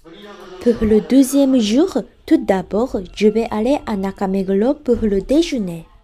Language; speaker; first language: French; non-native, fluent; Japanese